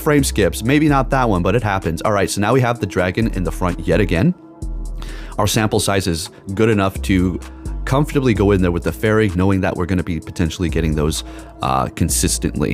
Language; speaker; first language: English; native; English